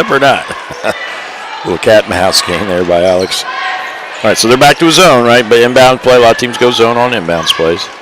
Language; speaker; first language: English; native; English